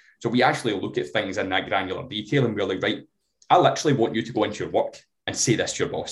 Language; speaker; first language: English; native; English